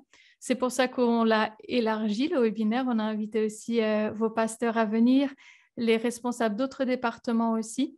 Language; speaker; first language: French; native; French